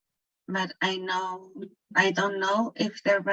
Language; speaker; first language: English; non-native, learner; Spanish